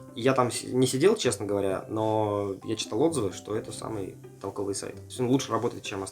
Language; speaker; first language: Russian; native; Russian